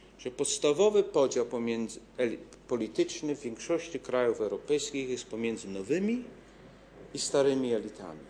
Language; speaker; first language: Polish; native; Polish